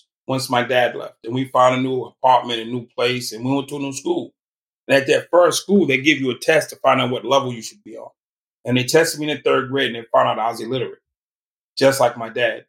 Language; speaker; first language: English; native; English